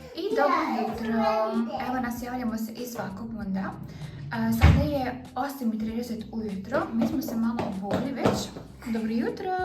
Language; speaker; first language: Bosnian; native; Bosnian